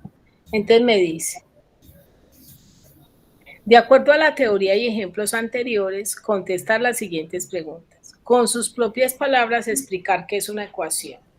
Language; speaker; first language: Spanish; native; Spanish